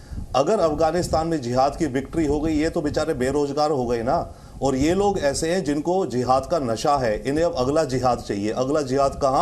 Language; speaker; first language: Hindi; native; Hindi